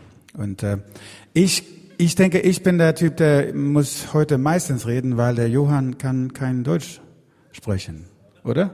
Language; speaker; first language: German; non-native, learner; Swedish